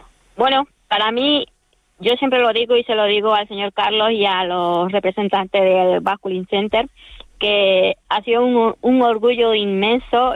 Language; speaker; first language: Spanish; native; Spanish